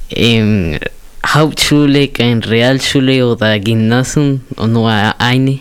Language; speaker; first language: German; non-native, learner; Spanish